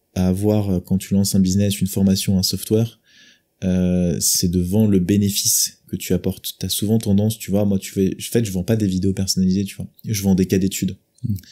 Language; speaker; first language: French; native; French